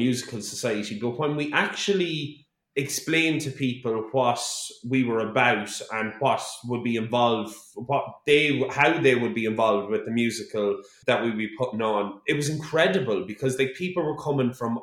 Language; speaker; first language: English; native; English